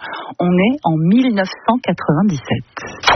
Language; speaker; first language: French; native; French